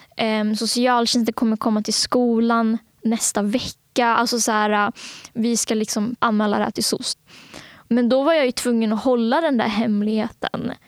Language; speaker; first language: Swedish; early bilingual, other home language; Bangla